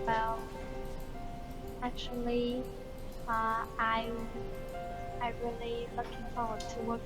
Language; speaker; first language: English; non-native, learner; Vietnamese